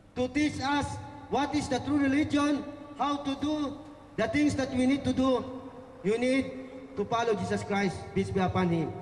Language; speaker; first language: English; non-native, local second language; Filipino